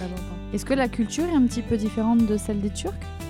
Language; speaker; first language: French; native; French